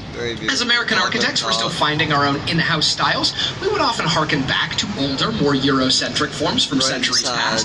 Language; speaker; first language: English; native; English